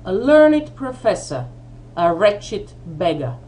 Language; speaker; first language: English; non-native, fluent; Bulgarian